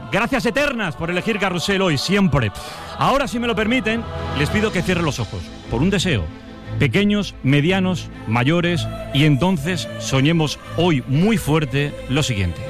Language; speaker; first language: Spanish; native; Spanish